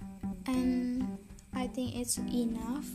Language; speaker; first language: English; non-native, learner; Indonesian